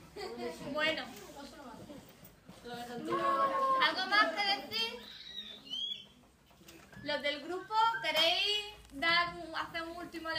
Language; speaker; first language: Spanish; native; Spanish